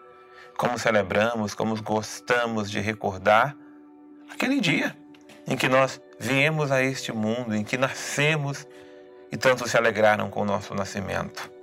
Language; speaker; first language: Portuguese; native; Portuguese